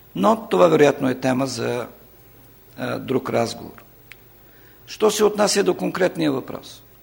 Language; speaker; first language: Bulgarian; non-native, local second language; Turkish